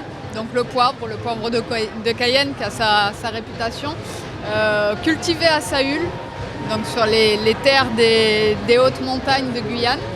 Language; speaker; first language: French; native; French